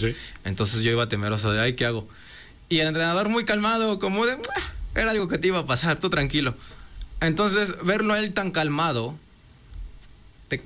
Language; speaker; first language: Spanish; native; Spanish